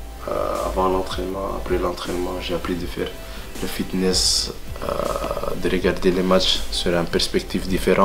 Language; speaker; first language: French; non-native, local second language; Dutch